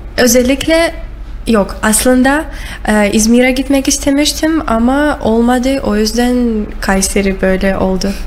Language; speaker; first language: Turkish; non-native, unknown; Russian